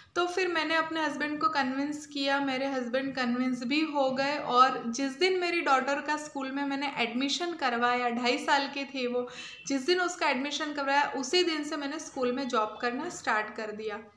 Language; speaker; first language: Hindi; non-native, local second language; Gujarati